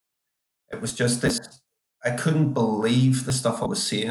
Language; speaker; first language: English; native; English